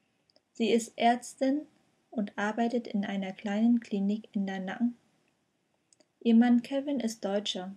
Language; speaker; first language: German; non-native, fluent; Vietnamese